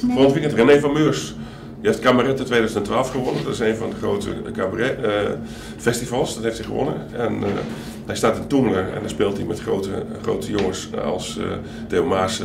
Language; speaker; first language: Dutch; native; Dutch